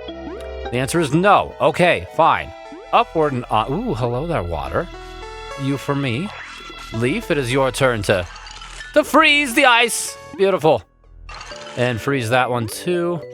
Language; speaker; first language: English; native; English